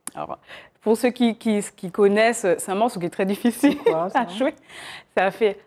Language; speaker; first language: French; native; French